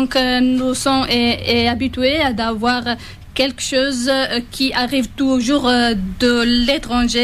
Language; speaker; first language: French; non-native, fluent; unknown